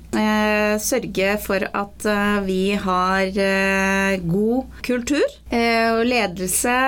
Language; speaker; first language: Norwegian; early bilingual, other home language; Persian